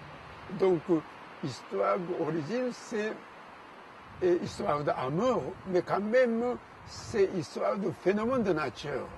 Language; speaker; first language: French; non-native, learner; Japanese